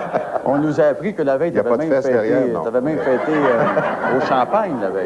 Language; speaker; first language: French; native; French